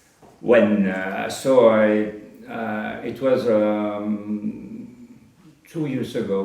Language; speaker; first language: English; non-native, fluent; French